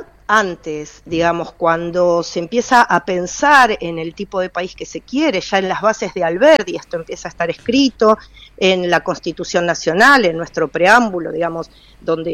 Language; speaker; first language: Spanish; native; Spanish